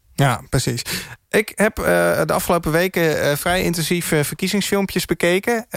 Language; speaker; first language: Dutch; native; Dutch